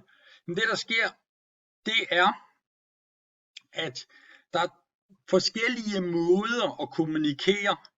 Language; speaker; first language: Danish; native; Danish